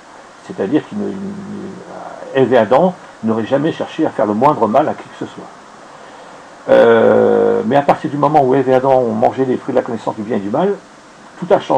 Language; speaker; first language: French; native; French